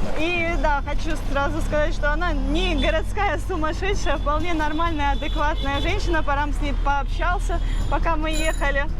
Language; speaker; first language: Russian; native; Russian